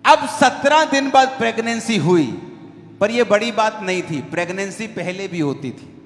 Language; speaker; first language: Hindi; non-native, local second language; Punjabi